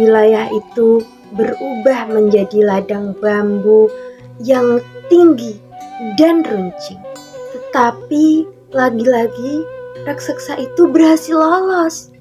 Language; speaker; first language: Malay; non-native, local second language; Javanese